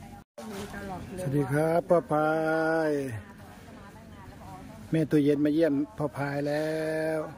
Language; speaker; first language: Thai; native; Thai